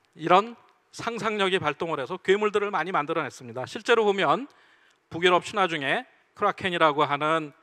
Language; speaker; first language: Korean; native; Korean